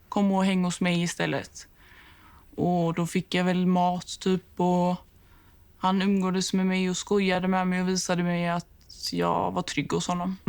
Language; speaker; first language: Swedish; native; Swedish